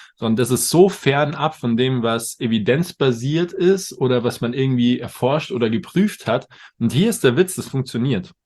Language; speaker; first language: German; native; German